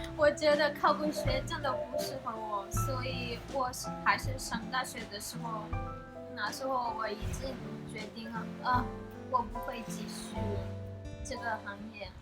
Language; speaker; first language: Chinese; non-native, fluent; Portuguese